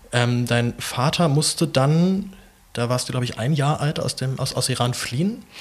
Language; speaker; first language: German; native; German